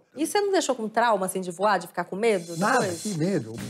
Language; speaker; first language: Portuguese; native; Portuguese